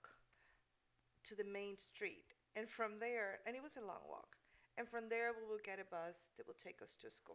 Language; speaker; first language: English; non-native, fluent; Spanish